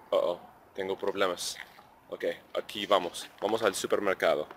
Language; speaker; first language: Spanish; non-native, fluent; English